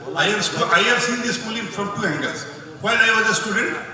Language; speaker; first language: English; non-native, local second language; Bangla